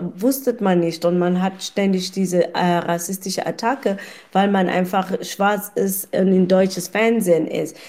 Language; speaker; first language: German; non-native, fluent; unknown